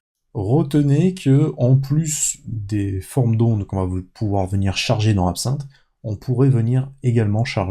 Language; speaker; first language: French; native; French